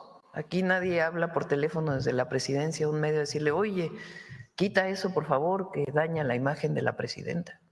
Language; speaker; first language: Spanish; native; Spanish